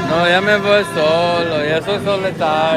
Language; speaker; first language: Spanish; non-native, learner; English